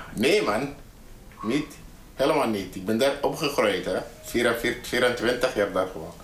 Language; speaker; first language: Dutch; non-native, fluent; Arabic